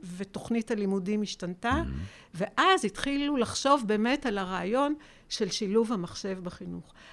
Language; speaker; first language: Hebrew; native; Hebrew